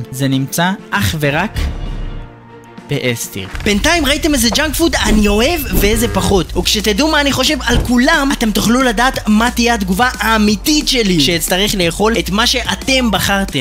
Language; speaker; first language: Hebrew; native; Hebrew